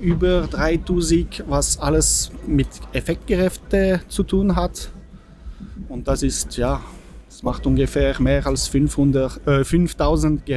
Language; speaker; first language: German; non-native, fluent; French